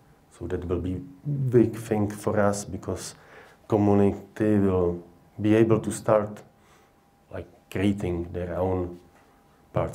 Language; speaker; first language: English; non-native, fluent; Czech